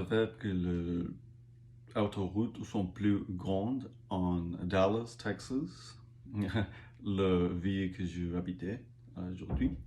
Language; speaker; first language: French; non-native, learner; English